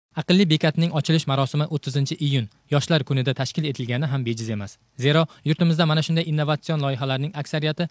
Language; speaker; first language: Uzbek; native; Uzbek